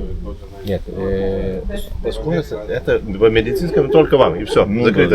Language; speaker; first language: Russian; non-native, learner; Lithuanian